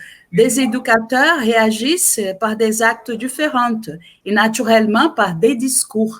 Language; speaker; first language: French; non-native, fluent; Portuguese